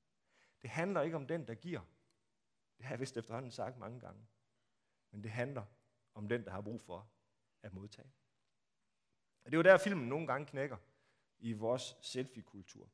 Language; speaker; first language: Danish; native; Danish